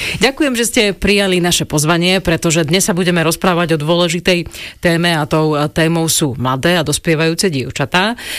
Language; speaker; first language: Slovak; native; Slovak